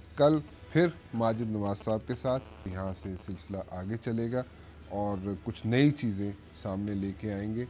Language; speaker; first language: Urdu; native; Urdu